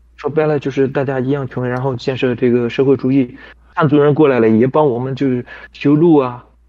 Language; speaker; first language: Chinese; non-native, local second language; Kazakh